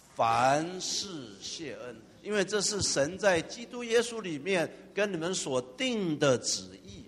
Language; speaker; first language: Chinese; native; Chinese